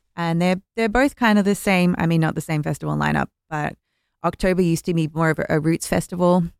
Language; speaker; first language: English; native; English